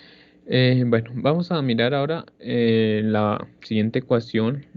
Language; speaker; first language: Spanish; native; Spanish